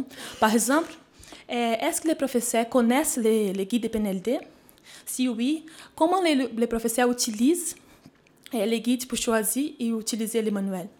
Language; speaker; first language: French; non-native, fluent; Portuguese